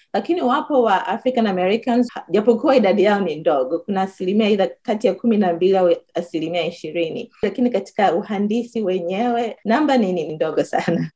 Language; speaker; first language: Swahili; native; Swahili